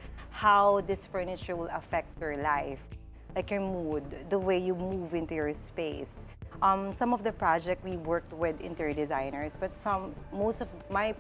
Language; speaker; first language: English; non-native, local second language; Pampanga